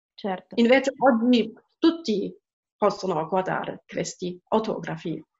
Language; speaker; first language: Italian; non-native, fluent; German